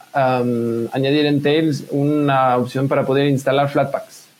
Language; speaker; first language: Spanish; non-native, fluent; French